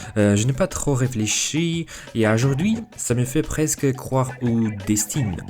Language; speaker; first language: French; non-native, fluent; Russian